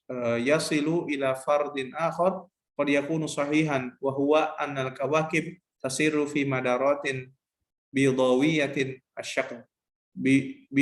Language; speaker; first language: Arabic; non-native, learner; Indonesian